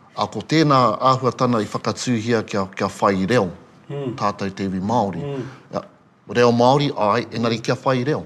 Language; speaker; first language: Māori; native; Māori